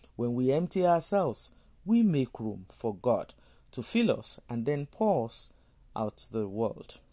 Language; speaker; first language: English; non-native, local second language; Yoruba